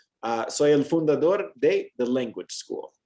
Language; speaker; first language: Spanish; non-native, fluent; English